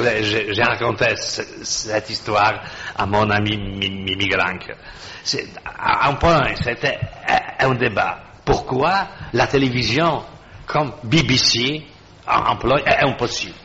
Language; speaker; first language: French; non-native, fluent; Polish